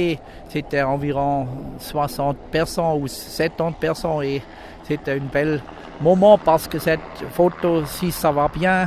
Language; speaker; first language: French; non-native, local second language; German